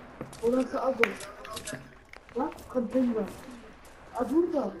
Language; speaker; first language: Turkish; early bilingual, heritage; Turkish